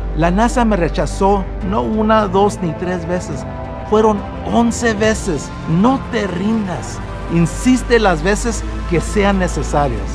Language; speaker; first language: Spanish; early bilingual, heritage; Spanish